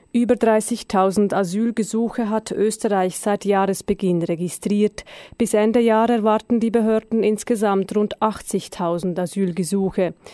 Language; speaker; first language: German; native; German